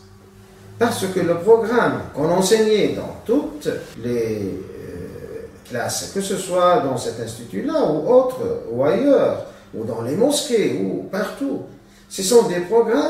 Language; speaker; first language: French; non-native, local second language; Arabic